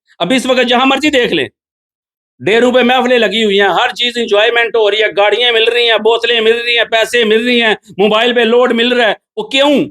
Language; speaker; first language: Urdu; non-native, local second language; Punjabi